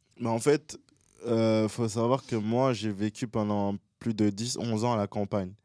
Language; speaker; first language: French; early bilingual, other home language; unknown